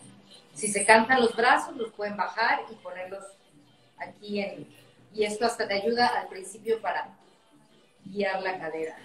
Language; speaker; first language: Spanish; native; Spanish